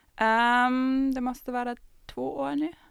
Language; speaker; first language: Swedish; non-native, fluent; German